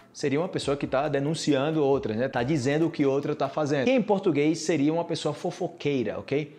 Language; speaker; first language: Portuguese; native; Portuguese